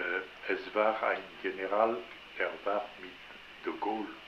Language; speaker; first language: German; non-native, learner; French